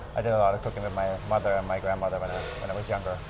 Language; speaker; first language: English; non-native, fluent; German